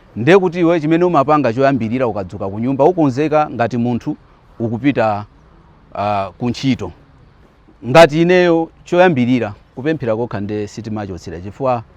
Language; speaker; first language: Nyanja; non-native, local second language; Yao